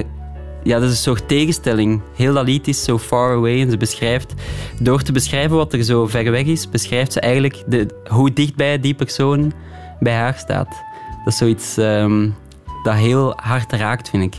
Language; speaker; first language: Dutch; native; Dutch